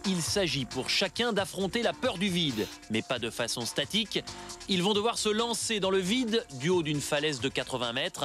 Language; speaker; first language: French; native; French